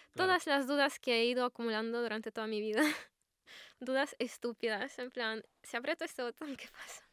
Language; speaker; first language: Spanish; non-native, fluent; Russian